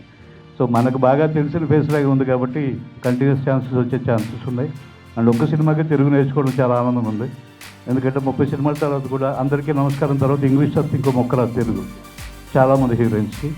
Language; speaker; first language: Telugu; native; Telugu